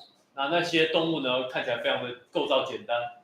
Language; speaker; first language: Chinese; native; Chinese